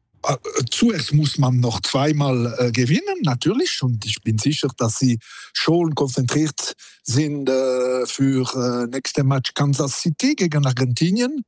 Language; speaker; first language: German; non-native, local second language; French